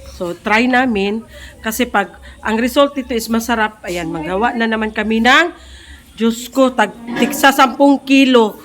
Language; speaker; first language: Filipino; non-native, local second language; Cebuano